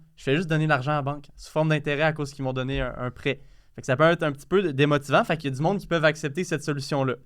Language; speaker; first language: French; native; French